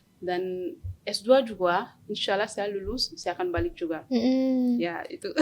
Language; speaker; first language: Indonesian; non-native, learner; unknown